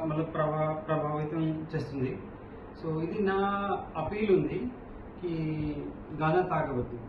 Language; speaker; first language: Telugu; non-native, learner; Hindi